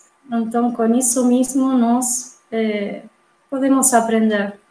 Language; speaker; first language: Portuguese; non-native, fluent; Spanish